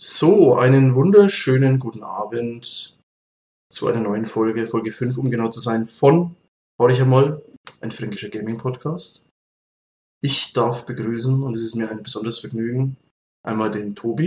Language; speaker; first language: German; native; German